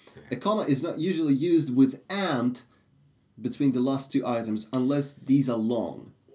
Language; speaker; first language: English; non-native, fluent; Russian